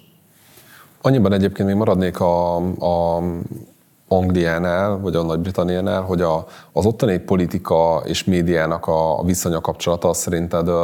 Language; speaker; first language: Hungarian; native; Hungarian